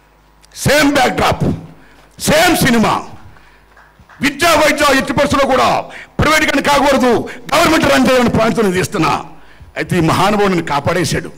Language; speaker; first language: Telugu; native; Telugu